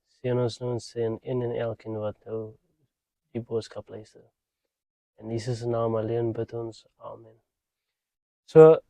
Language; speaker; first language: Afrikaans; non-native, local second language; English